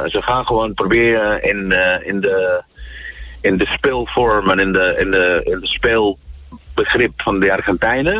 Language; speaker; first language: Dutch; non-native, fluent; Spanish